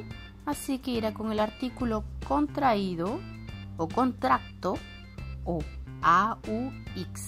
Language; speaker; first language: Spanish; non-native, fluent; French